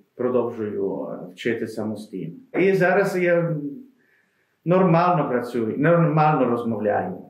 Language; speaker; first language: Ukrainian; non-native, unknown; Italian